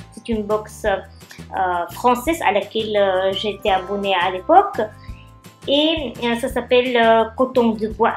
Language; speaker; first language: French; non-native, fluent; Czech